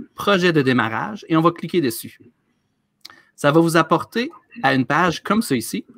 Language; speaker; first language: French; native; French